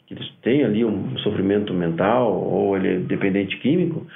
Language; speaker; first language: Portuguese; native; Portuguese